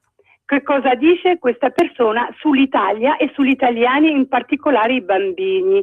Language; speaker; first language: Italian; non-native, fluent; Arabic